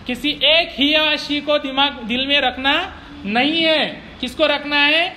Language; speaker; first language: Hindi; non-native, local second language; Marathi